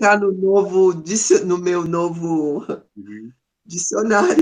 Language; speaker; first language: Portuguese; non-native, learner; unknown